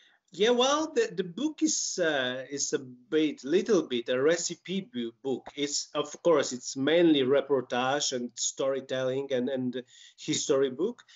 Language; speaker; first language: English; non-native, fluent; Polish